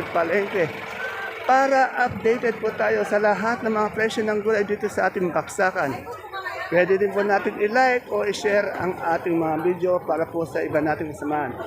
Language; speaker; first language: Filipino; native; Filipino